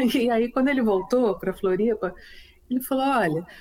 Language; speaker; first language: Portuguese; native; Portuguese